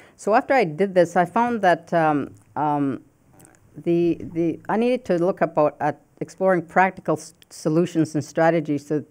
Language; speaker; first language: English; non-native, fluent; Cree